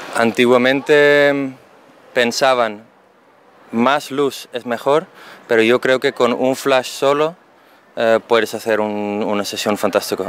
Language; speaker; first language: Spanish; non-native, fluent; Dutch